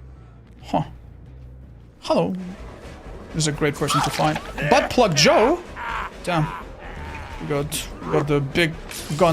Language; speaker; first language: English; native; English